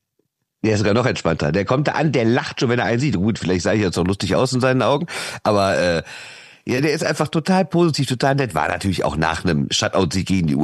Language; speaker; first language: German; native; German